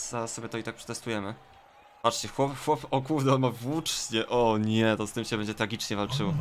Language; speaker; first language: Polish; native; Polish